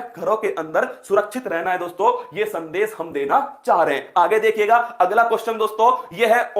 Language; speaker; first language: Hindi; native; Hindi